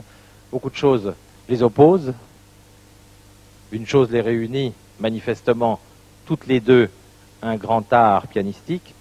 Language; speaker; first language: French; native; French